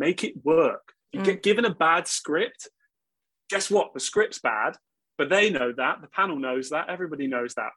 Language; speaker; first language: English; native; English